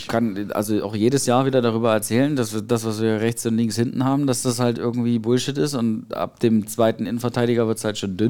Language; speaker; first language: German; native; German